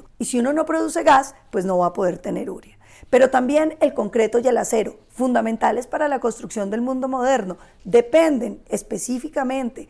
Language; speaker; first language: Spanish; native; Spanish